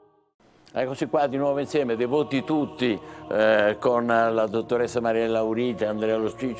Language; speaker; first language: Italian; native; Italian